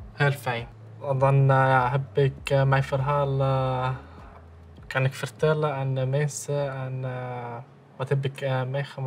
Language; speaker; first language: Dutch; early bilingual, other home language; Arabic